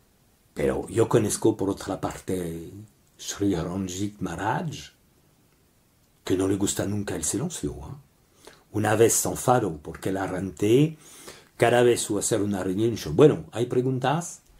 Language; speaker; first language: Spanish; non-native, learner; French